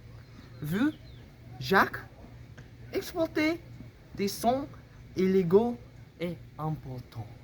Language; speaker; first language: French; non-native, learner; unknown